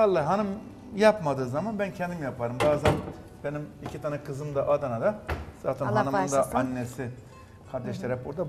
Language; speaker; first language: Turkish; native; Turkish